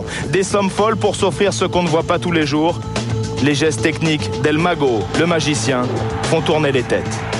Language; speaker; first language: French; native; French